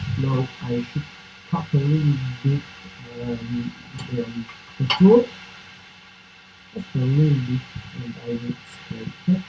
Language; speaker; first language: English; non-native, fluent; Italian